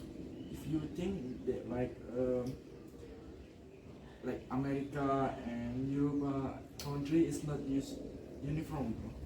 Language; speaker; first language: English; non-native, learner; Indonesian